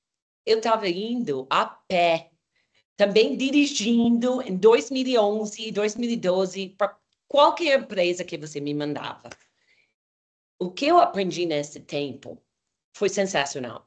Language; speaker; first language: Portuguese; non-native, fluent; English